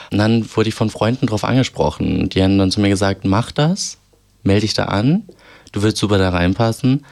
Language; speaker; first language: German; early bilingual, other home language; Albanian